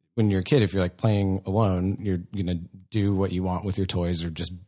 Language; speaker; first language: English; native; English